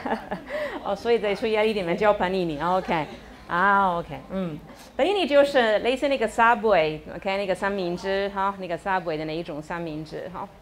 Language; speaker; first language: Chinese; non-native, fluent; Italian